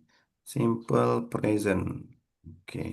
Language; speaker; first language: English; non-native, local second language; Indonesian